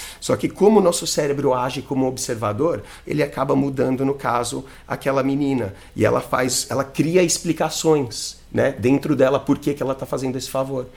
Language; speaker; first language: Portuguese; non-native, fluent; English